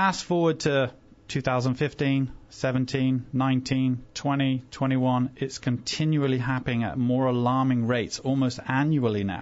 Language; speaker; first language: English; native; English